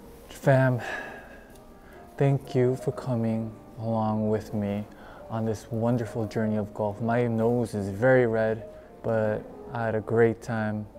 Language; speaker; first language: English; early bilingual, other home language; Korean